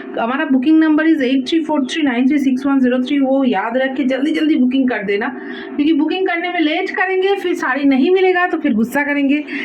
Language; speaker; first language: Hindi; non-native, local second language; Bangla